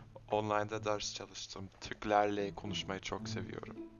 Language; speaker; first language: Turkish; non-native, learner; English